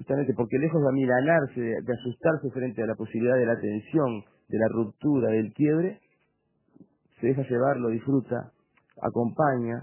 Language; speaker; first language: Spanish; native; Spanish